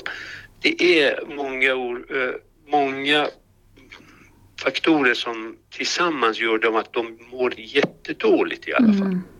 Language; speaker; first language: Swedish; non-native, fluent; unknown